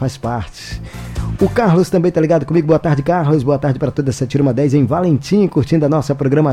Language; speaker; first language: Portuguese; native; Portuguese